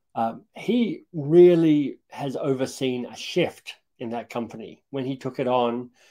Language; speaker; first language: English; native; English